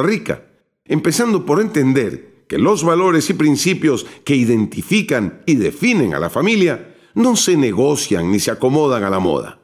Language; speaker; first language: Spanish; native; Spanish